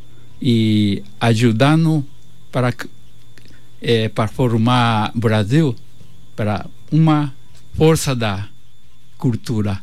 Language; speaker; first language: Portuguese; non-native, learner; Japanese